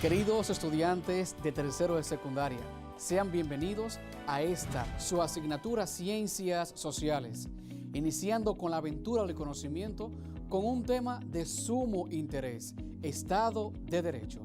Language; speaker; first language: Spanish; native; Spanish